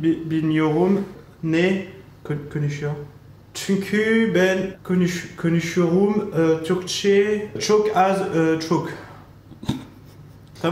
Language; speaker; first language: Turkish; non-native, learner; French